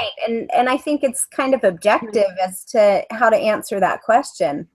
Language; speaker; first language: English; native; English